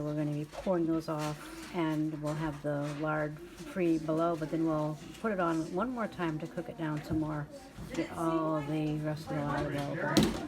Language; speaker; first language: English; native; English